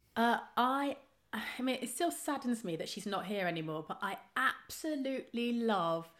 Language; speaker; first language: English; native; English